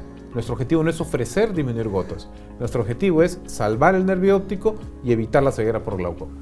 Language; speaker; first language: Spanish; native; Spanish